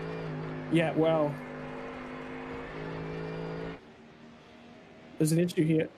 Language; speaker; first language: English; native; English